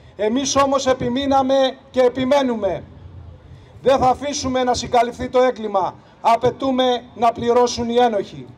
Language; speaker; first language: Greek; native; Greek